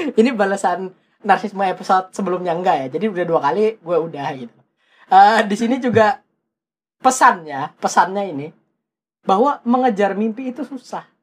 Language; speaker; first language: Indonesian; native; Indonesian